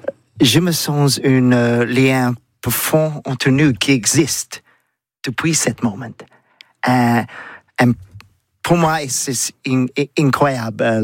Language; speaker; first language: French; non-native, learner; English